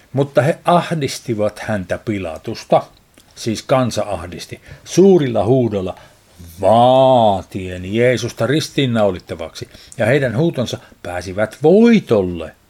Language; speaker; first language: Finnish; native; Finnish